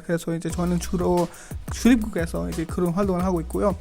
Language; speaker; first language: Korean; non-native, fluent; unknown